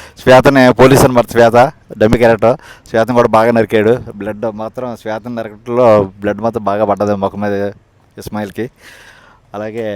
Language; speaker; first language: Telugu; native; Telugu